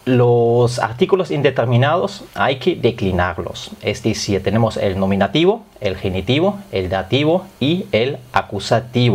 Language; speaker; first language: Spanish; non-native, fluent; German